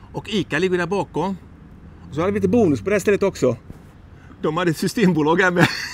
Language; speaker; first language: Swedish; native; Swedish